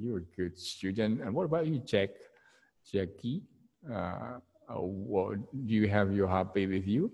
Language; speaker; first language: English; non-native, fluent; Indonesian